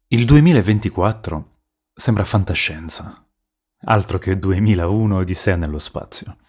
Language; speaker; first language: Italian; native; Italian